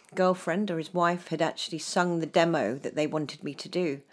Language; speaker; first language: English; native; English